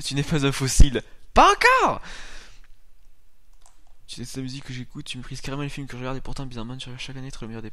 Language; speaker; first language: French; native; French